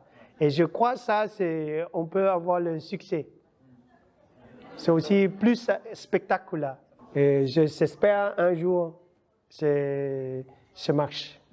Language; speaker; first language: French; non-native, learner; Vietnamese